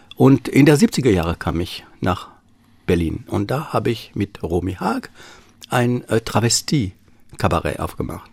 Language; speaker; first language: German; non-native, fluent; French